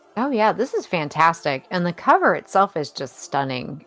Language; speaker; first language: English; native; English